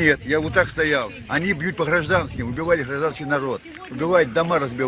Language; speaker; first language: Russian; native; Russian